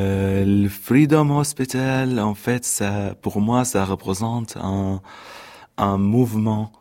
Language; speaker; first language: French; non-native, fluent; Arabic